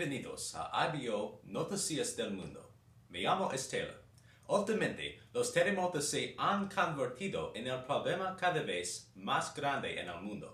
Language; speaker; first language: Spanish; non-native, learner; English